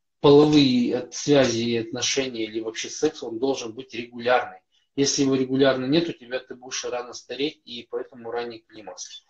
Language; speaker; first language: Russian; native; Russian